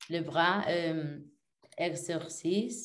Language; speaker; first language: French; non-native, learner; Spanish